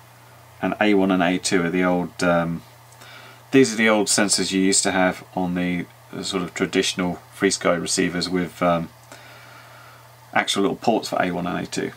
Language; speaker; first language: English; native; English